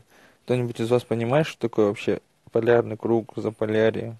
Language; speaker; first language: Russian; native; Russian